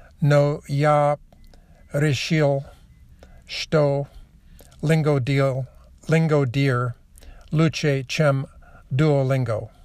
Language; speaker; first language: Russian; non-native, learner; English